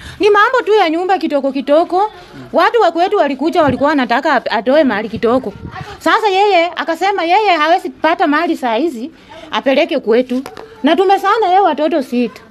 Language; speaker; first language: Swahili; non-native, local second language; Luo (Kenya and Tanzania)